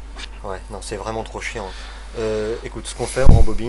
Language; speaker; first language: French; native; French